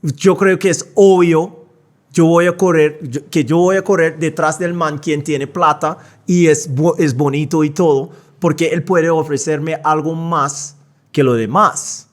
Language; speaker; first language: Spanish; non-native, fluent; English